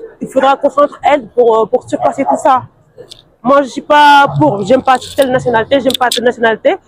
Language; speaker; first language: French; non-native, local second language; Wolof